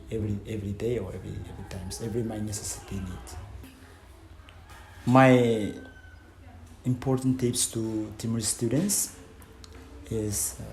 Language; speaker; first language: English; non-native, fluent; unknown